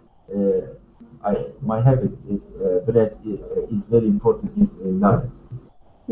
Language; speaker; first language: English; non-native, learner; Turkish